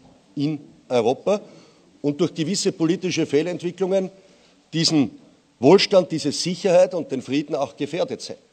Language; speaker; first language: German; native; German